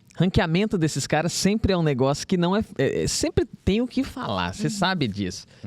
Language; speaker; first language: Portuguese; native; Portuguese